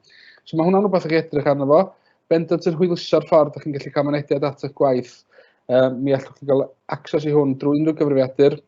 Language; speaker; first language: Welsh; native; Welsh